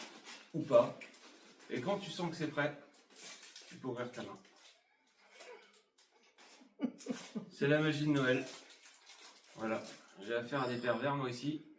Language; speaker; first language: French; native; French